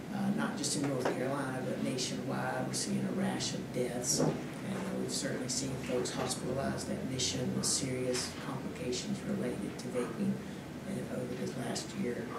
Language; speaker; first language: English; native; English